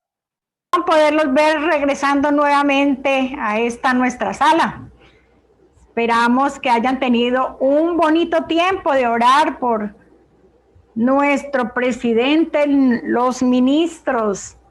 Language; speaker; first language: Spanish; native; Spanish